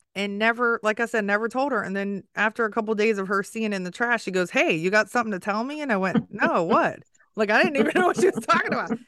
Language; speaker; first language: English; native; English